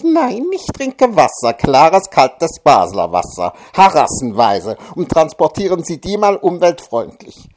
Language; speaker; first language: German; native; German